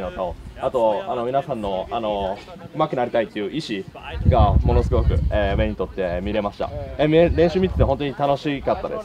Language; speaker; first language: Japanese; native; Japanese